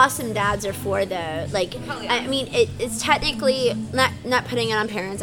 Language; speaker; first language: English; native; English